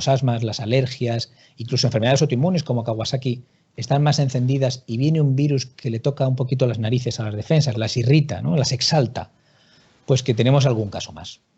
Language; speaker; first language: Spanish; native; Spanish